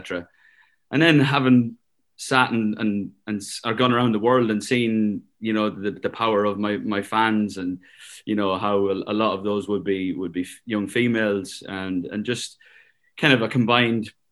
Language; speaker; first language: English; native; English